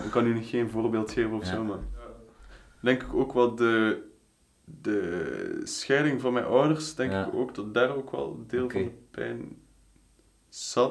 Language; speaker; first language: Dutch; native; Dutch